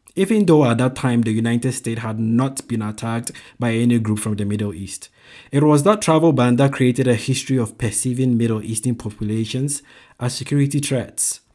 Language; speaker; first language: English; non-native, local second language; Akan